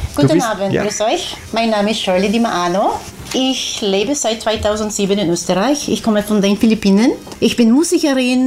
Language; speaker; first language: German; non-native, fluent; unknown